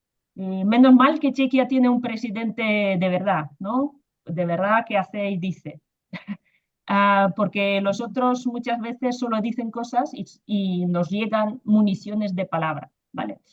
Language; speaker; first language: Spanish; non-native, fluent; Ukrainian